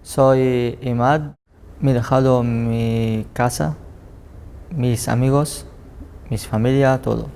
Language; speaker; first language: Spanish; non-native, learner; Arabic